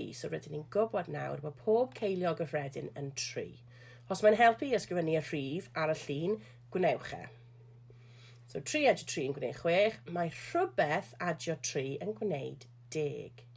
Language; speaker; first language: Welsh; non-native, local second language; English